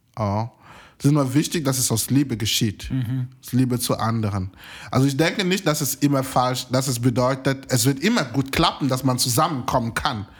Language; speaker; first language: German; non-native, fluent; French